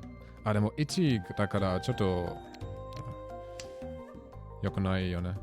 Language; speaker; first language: Japanese; non-native, learner; German